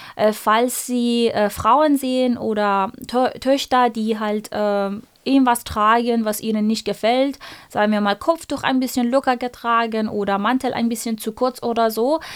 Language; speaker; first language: German; non-native, fluent; Persian